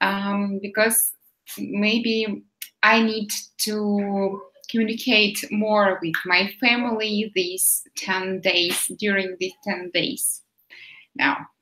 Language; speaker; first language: English; non-native, fluent; Russian